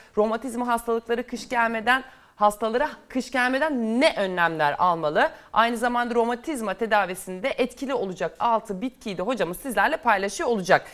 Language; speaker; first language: Turkish; native; Turkish